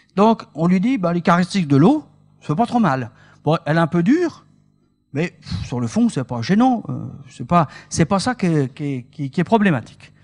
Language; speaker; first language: French; native; French